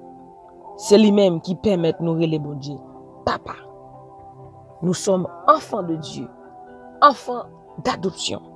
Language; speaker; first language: French; non-native, local second language; Haitian Creole